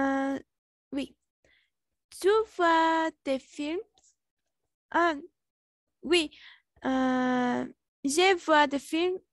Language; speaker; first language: French; non-native, learner; Spanish